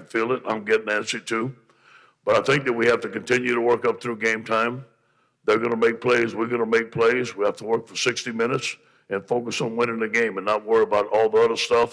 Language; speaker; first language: English; native; English